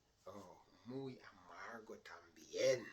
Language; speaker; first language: Spanish; non-native, learner; English